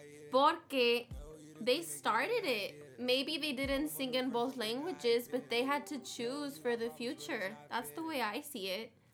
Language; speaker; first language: English; early bilingual, other home language; Spanish